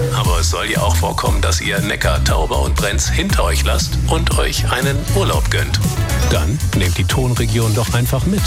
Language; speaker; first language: German; native; German